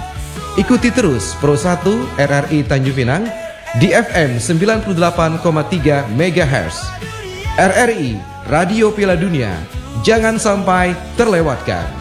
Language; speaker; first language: Indonesian; native; Indonesian